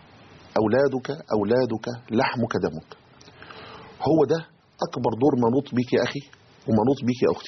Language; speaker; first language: Arabic; native; Arabic